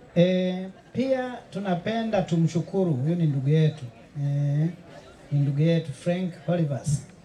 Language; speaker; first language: Swahili; native; Swahili